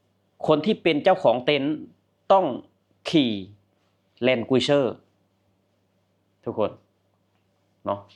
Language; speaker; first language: Thai; non-native, local second language; Northeastern Thai